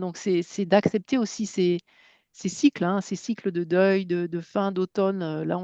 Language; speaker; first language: French; native; French